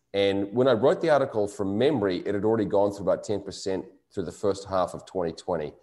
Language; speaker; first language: English; native; English